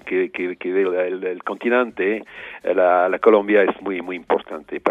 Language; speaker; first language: Spanish; non-native, learner; French